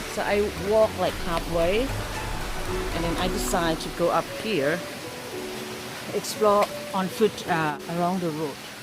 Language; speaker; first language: English; non-native, fluent; Thai